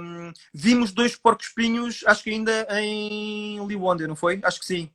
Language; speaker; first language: Portuguese; native; Portuguese